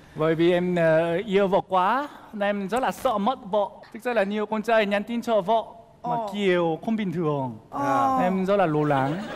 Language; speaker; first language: Vietnamese; non-native, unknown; Korean